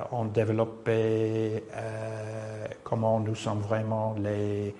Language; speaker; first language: French; non-native, fluent; English